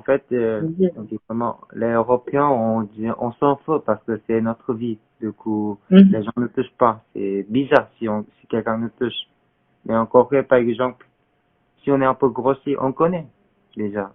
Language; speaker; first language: French; non-native, learner; Korean